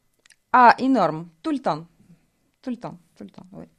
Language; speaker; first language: French; non-native, fluent; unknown